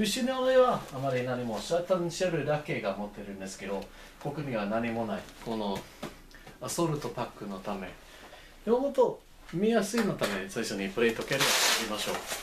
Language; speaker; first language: Japanese; non-native, fluent; English